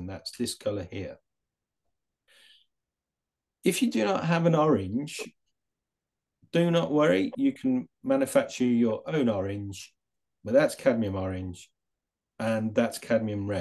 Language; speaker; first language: English; native; English